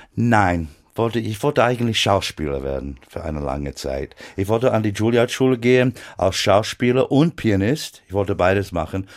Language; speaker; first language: German; non-native, fluent; English